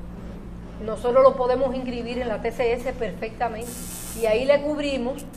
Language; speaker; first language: Spanish; native; Spanish